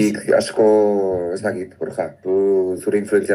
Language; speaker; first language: Basque; native; Basque